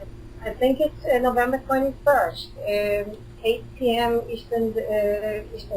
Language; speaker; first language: English; non-native, fluent; Hebrew